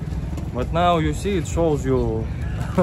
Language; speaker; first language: English; non-native, fluent; Russian